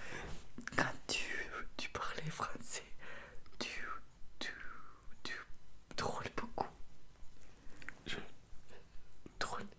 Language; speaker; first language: French; non-native, learner; Russian